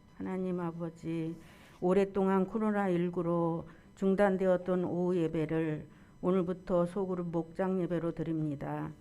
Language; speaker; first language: Korean; native; Korean